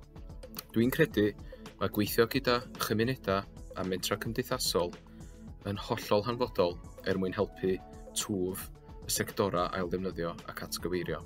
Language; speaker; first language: Welsh; native; Welsh